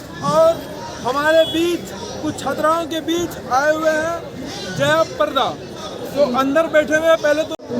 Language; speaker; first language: Hindi; native; Hindi